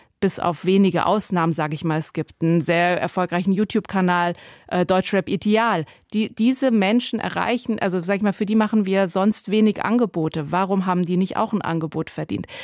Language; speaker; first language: German; early bilingual, other home language; Persian